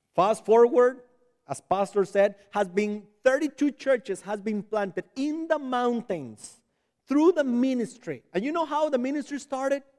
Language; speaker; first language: English; non-native, fluent; Spanish